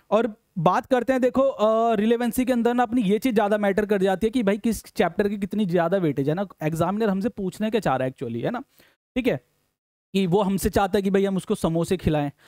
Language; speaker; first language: Hindi; native; Hindi